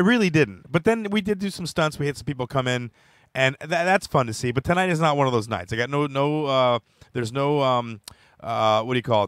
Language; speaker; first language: English; native; English